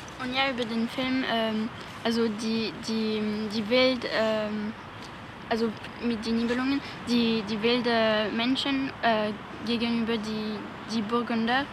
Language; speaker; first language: German; non-native, learner; French